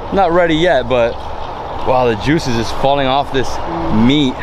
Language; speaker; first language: English; native; English